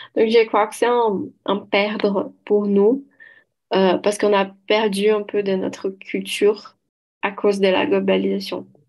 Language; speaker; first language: French; non-native, learner; Portuguese